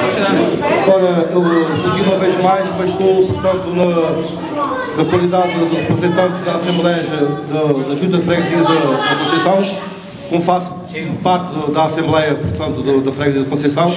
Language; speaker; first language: Portuguese; native; Portuguese